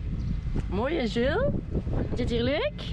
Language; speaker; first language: Dutch; native; Dutch